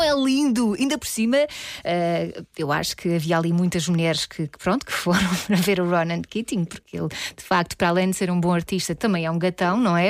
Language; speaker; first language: Portuguese; native; Portuguese